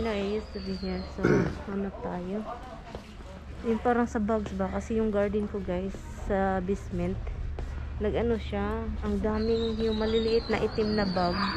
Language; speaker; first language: Filipino; native; Filipino